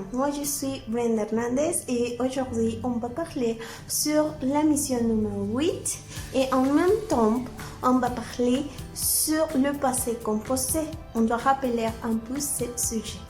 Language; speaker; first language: French; non-native, fluent; Spanish